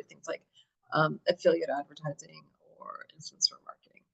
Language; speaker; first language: English; native; English